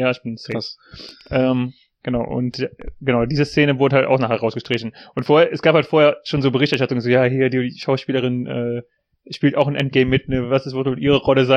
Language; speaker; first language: German; native; German